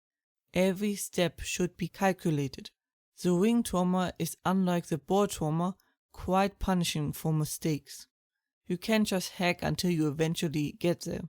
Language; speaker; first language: English; non-native, fluent; German